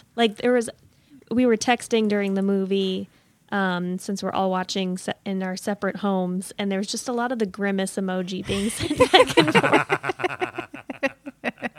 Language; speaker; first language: English; native; English